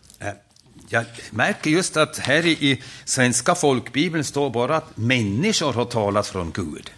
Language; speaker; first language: Swedish; non-native, fluent; German